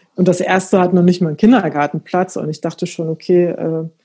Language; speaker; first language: German; native; German